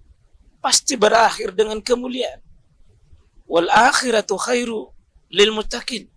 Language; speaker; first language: Indonesian; native; Indonesian